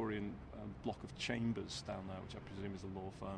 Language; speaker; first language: English; native; English